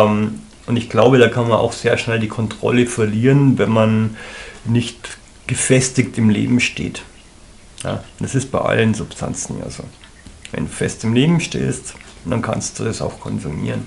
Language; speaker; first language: German; native; German